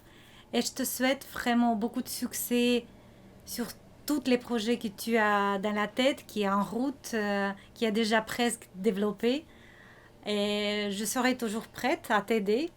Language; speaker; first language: French; non-native, fluent; Russian